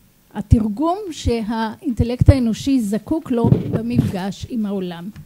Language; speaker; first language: Hebrew; native; Hebrew